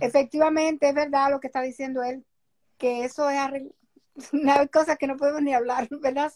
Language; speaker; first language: Spanish; native; Spanish